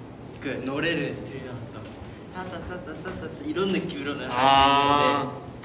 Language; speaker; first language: Korean; non-native, fluent; Japanese